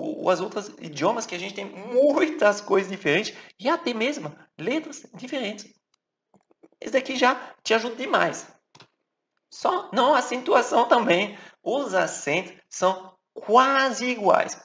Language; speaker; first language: Portuguese; non-native, fluent; French